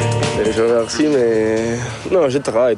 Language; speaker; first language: French; non-native, fluent; Spanish